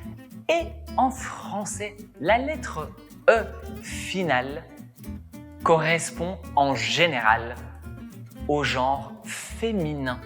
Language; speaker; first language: French; non-native, fluent; Spanish